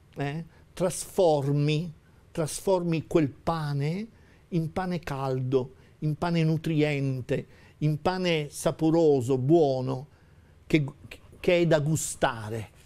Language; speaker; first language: Italian; native; Italian